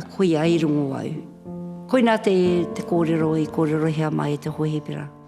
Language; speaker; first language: Māori; non-native, local second language; English